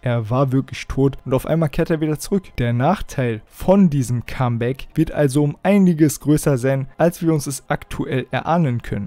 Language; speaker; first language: German; native; German